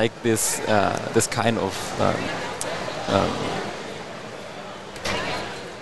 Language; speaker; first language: English; non-native, fluent; German